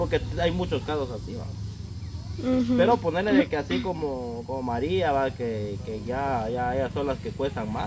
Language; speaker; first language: Spanish; native; Spanish